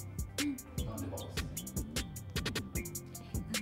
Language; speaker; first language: Japanese; native; Japanese